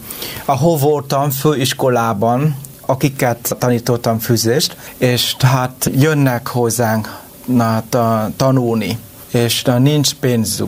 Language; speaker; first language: Hungarian; non-native, learner; Vietnamese